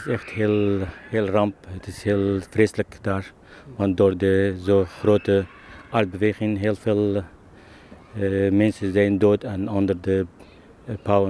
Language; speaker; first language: Dutch; non-native, learner; Arabic